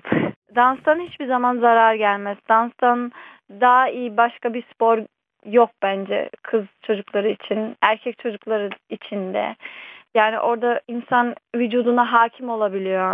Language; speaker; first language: Turkish; early bilingual, heritage; Turkish